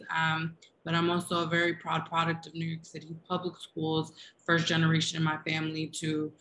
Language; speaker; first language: English; native; English